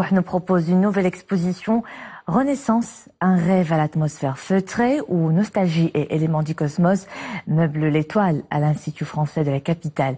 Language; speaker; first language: French; non-native, local second language; Arabic